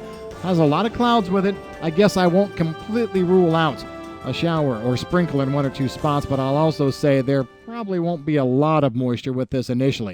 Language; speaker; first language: English; native; English